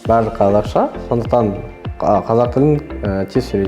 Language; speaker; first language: Kazakh; non-native, local second language; Russian